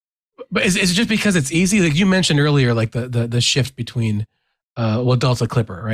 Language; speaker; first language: English; native; English